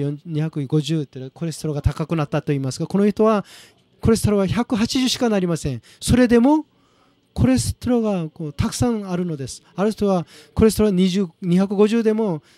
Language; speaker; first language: Japanese; non-native, fluent; Korean